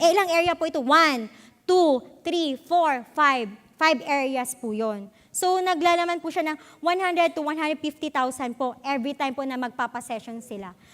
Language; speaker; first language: Filipino; native; Filipino